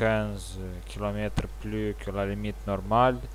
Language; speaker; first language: French; non-native, learner; Romanian